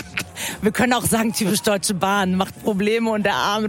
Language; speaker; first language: German; early bilingual, other home language; Persian